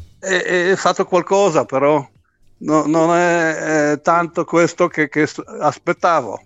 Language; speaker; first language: Italian; non-native, learner; Polish